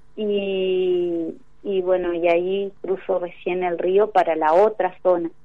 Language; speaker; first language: Spanish; native; Spanish